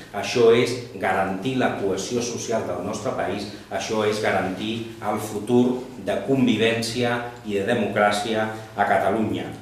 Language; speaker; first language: Catalan; non-native, local second language; Spanish